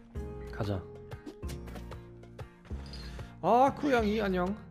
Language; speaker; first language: Korean; non-native, fluent; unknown